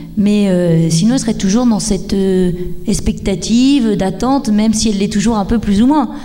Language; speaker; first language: French; native; French